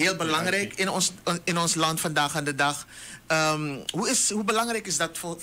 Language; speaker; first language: Dutch; native; Dutch